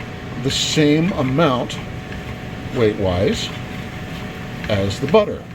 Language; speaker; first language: English; native; English